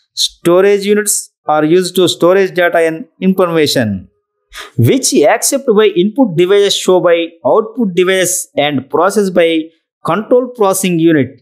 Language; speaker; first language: English; non-native, local second language; Telugu